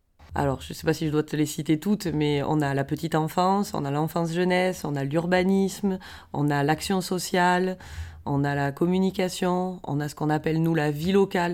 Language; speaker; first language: French; native; French